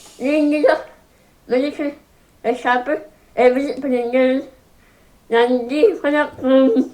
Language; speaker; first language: Norwegian; early bilingual, heritage; Tamil